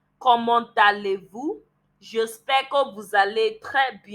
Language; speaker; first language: French; non-native, learner; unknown